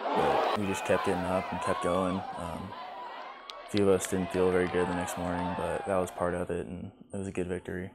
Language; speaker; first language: English; native; English